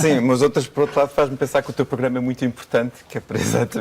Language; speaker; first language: Portuguese; native; Portuguese